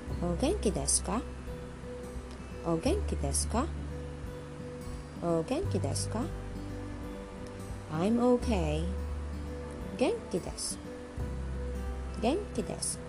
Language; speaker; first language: Japanese; non-native, learner; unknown